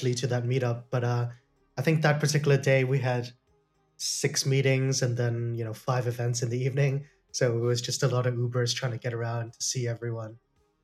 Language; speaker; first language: English; non-native, local second language; Cantonese